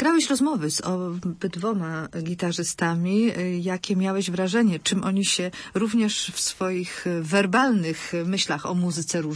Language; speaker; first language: Polish; native; Polish